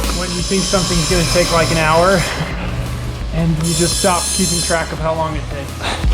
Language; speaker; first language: English; native; English